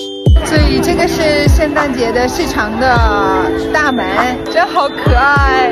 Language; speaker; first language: Chinese; non-native, fluent; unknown